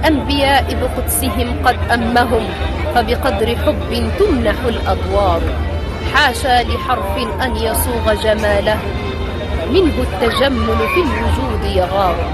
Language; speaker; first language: Arabic; native; Arabic